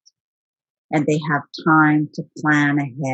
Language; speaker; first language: English; native; English